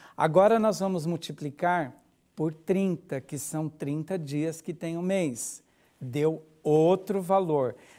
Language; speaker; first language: Portuguese; native; Portuguese